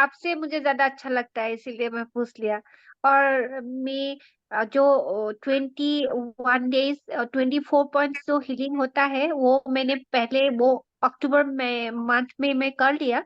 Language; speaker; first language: Hindi; non-native, local second language; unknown